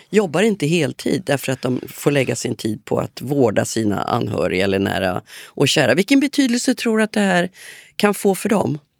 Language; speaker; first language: Swedish; native; Swedish